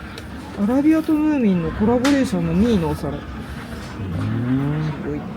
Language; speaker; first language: Japanese; native; Japanese